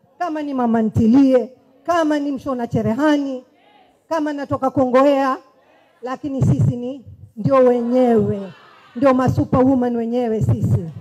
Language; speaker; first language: Swahili; native; Swahili